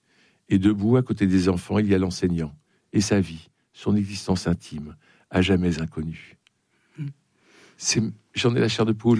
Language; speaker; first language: French; native; French